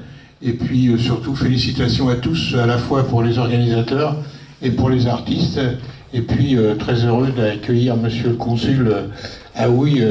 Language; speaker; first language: French; native; French